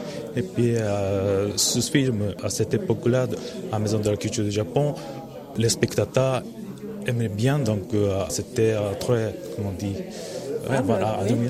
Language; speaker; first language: French; non-native, fluent; Japanese